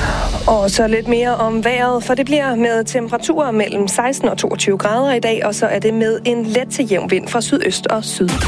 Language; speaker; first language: Danish; native; Danish